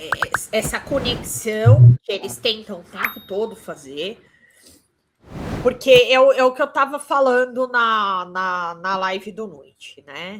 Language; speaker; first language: Portuguese; native; Portuguese